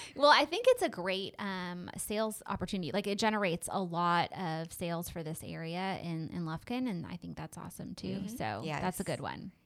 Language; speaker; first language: English; native; English